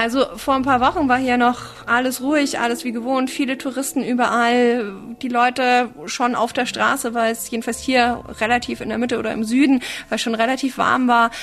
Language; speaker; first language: German; native; German